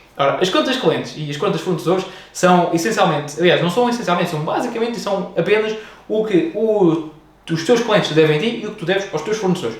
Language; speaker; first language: Portuguese; native; Portuguese